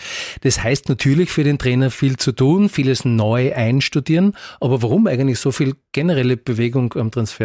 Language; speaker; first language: German; native; German